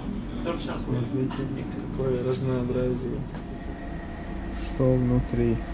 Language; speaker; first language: Russian; non-native, local second language; Chechen